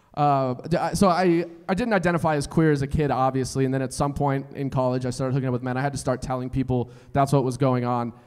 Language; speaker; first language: English; native; English